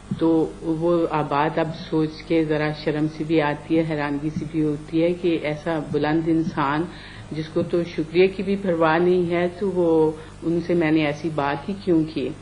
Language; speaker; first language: Urdu; native; Urdu